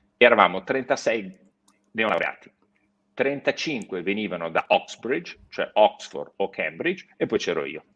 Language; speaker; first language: Italian; native; Italian